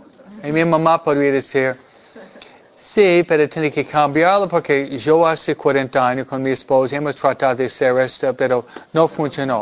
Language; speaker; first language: Spanish; non-native, fluent; English